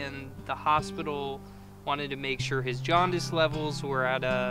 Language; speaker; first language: English; native; English